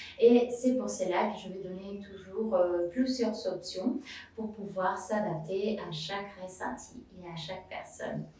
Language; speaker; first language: French; non-native, fluent; Spanish